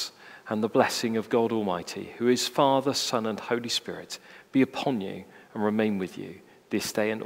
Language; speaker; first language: English; native; English